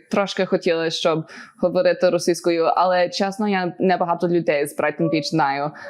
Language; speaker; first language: Ukrainian; early bilingual, heritage; Ukrainian